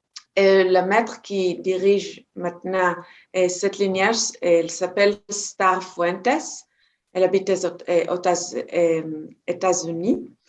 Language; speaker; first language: French; non-native, fluent; Hebrew